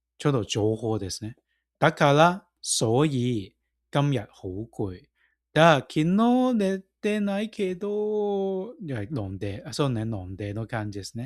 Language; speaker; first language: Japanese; non-native, fluent; Cantonese